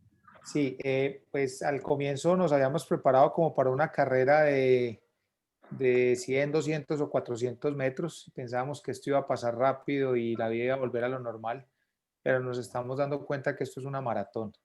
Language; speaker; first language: Spanish; native; Spanish